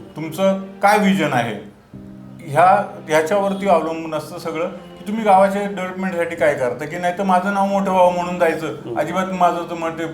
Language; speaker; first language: Marathi; native; Marathi